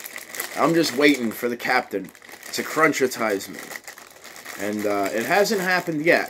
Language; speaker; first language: English; native; English